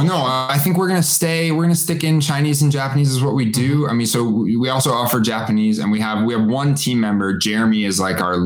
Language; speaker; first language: English; native; English